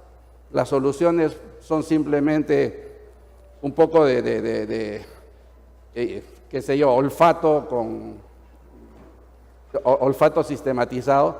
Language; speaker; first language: Spanish; native; Spanish